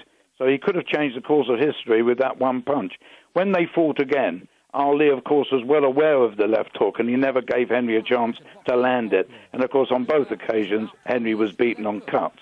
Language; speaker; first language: English; native; English